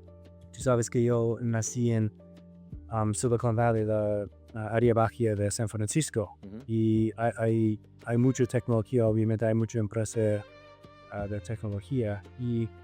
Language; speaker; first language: Spanish; non-native, fluent; English